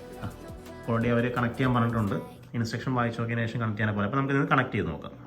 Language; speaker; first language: Malayalam; native; Malayalam